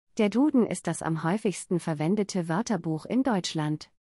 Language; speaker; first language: German; native; German